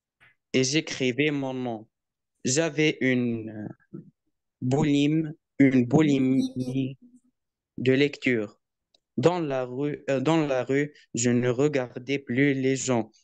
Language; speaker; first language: French; non-native, learner; Arabic